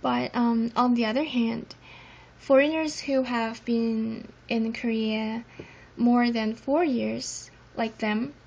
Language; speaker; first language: English; non-native, fluent; Korean